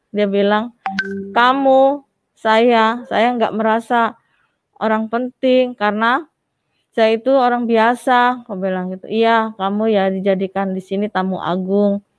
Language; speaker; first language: Indonesian; native; Indonesian